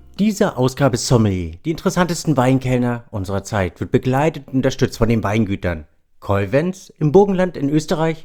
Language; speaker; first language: German; native; German